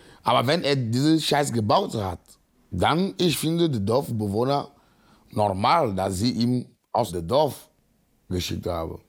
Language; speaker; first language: German; non-native, learner; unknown